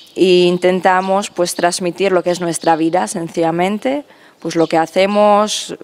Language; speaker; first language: Spanish; non-native, fluent; Czech